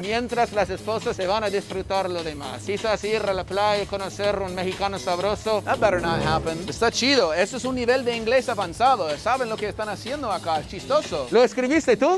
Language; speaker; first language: Spanish; non-native, fluent; English